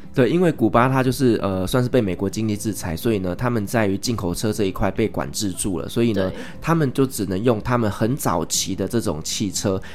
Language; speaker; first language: Chinese; native; Chinese